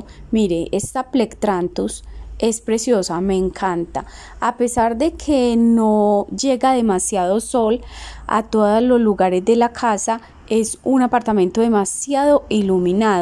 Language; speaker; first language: Spanish; native; Spanish